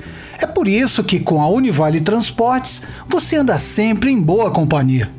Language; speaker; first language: Portuguese; native; Portuguese